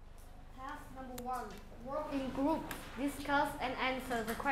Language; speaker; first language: English; non-native, learner; Vietnamese